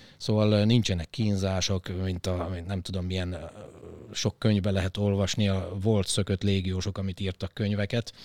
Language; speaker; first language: Hungarian; native; Hungarian